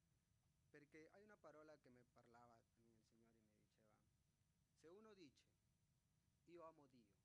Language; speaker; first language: Italian; non-native, fluent; Spanish